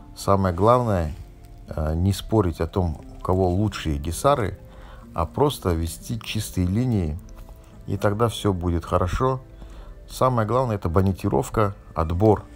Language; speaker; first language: Russian; non-native, local second language; Tajik